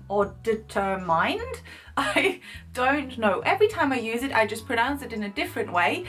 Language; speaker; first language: English; non-native, fluent; German